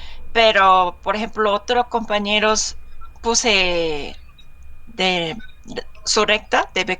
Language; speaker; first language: Spanish; non-native, learner; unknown